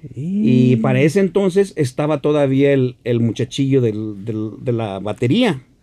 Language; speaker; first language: Spanish; native; Spanish